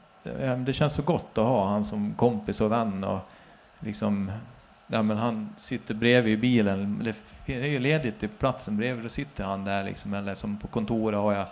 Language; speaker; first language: Swedish; native; Swedish